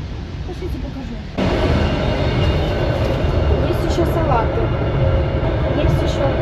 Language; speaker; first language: Russian; native; Russian